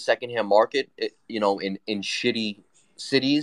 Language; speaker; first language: English; non-native, learner; Japanese